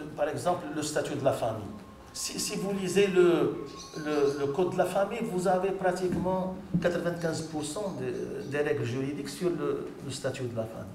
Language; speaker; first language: French; non-native, local second language; Arabic